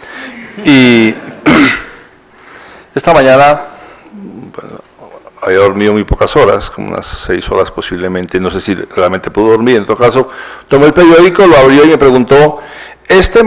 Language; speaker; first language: Spanish; native; Spanish